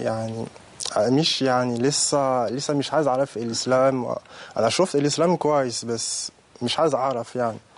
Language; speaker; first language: Arabic; non-native, learner; French